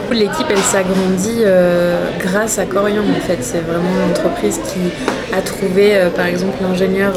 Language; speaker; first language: French; native; French